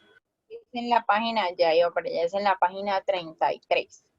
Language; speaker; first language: Spanish; native; Spanish